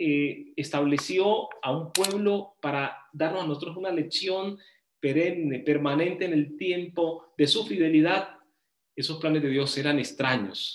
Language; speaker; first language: Spanish; native; Spanish